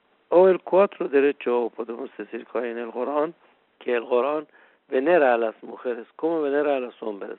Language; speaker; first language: Spanish; non-native, fluent; Persian